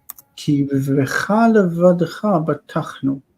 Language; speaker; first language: Hebrew; non-native, fluent; English